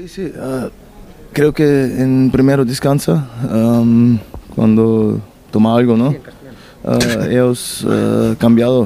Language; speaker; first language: Spanish; non-native, learner; German